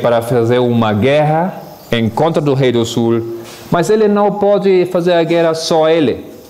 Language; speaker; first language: Portuguese; non-native, fluent; Spanish